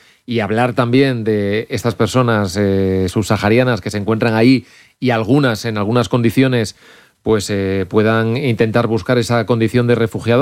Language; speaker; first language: Spanish; native; Spanish